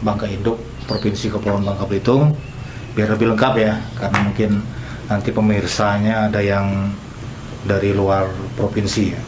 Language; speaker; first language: Malay; native; Malay